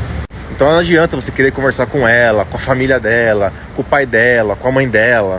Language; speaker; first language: Portuguese; native; Portuguese